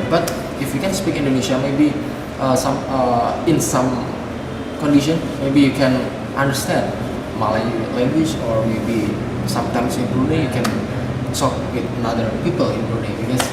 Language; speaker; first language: English; non-native, fluent; Indonesian